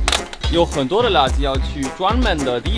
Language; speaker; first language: Chinese; non-native, fluent; German